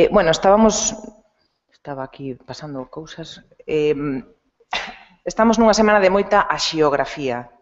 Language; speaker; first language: Galician; non-native, local second language; Spanish